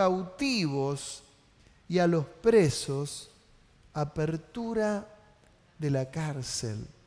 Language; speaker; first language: Spanish; native; Spanish